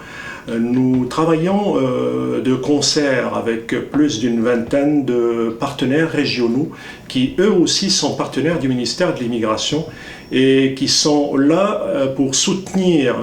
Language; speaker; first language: French; native; French